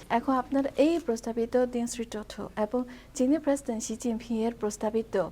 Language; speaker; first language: Bangla; non-native, fluent; Chinese